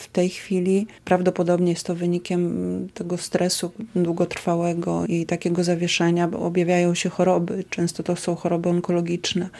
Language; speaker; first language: Polish; native; Polish